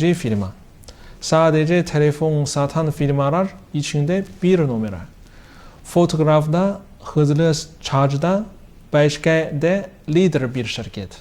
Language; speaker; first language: Turkish; non-native, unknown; Chinese